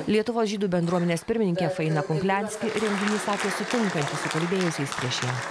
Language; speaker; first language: Lithuanian; native; Lithuanian